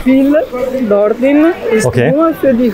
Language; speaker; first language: German; non-native, learner; Italian